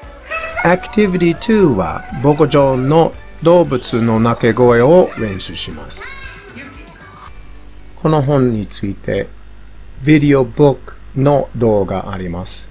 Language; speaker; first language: Japanese; non-native, fluent; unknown